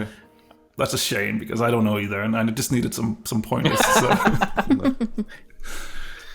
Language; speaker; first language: English; native; English